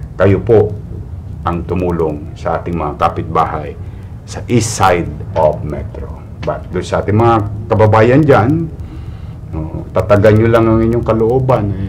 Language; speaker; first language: Filipino; native; Filipino